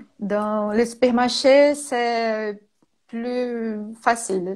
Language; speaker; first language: French; non-native, learner; Portuguese